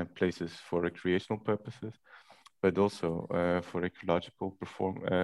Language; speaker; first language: English; non-native, fluent; Dutch